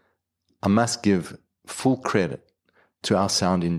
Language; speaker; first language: English; native; English